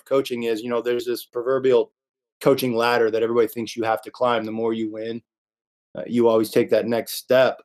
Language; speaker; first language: English; native; English